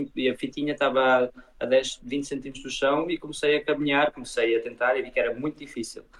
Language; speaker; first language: Portuguese; early bilingual, heritage; Portuguese